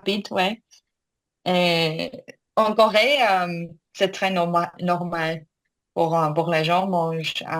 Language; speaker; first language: French; non-native, learner; Korean